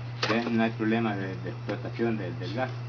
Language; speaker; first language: Spanish; native; Spanish